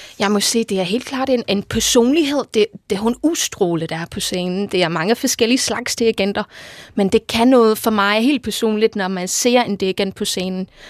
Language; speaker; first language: Danish; non-native, fluent; English